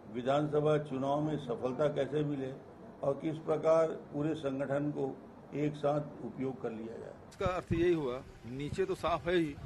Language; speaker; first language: Hindi; native; Hindi